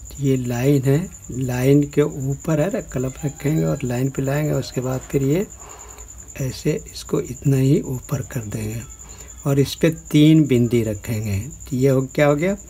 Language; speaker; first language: Hindi; native; Hindi